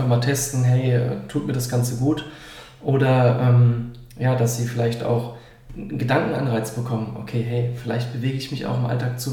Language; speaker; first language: German; native; German